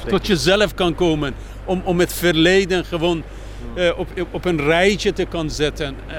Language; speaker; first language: Dutch; non-native, fluent; Persian